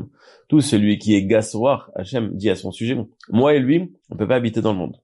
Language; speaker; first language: French; native; French